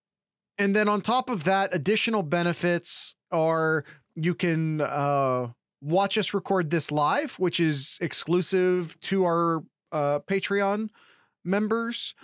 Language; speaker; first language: English; native; English